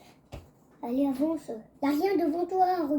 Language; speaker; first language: French; native; French